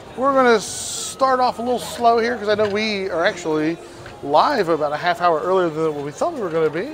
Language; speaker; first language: English; native; English